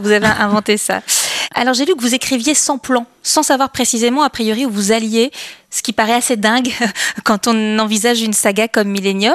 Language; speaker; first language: French; native; French